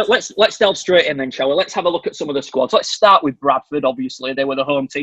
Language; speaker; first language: English; native; English